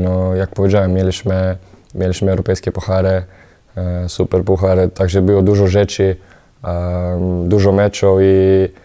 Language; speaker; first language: Polish; non-native, fluent; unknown